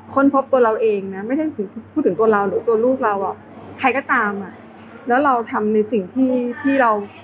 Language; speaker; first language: Thai; native; Thai